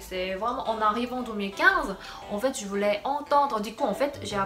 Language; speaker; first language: French; non-native, fluent; Korean